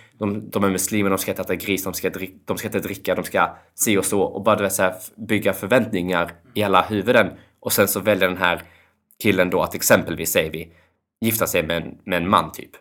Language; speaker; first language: Swedish; early bilingual, other home language; Albanian